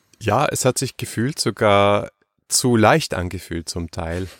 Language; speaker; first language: German; native; German